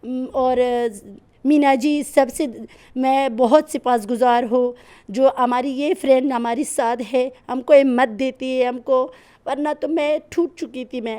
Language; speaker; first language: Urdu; non-native, learner; Persian